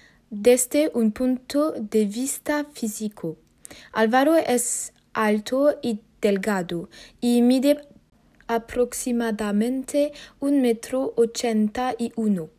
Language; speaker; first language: Spanish; non-native, learner; French